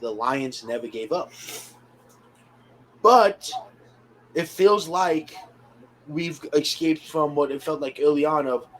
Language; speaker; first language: English; native; English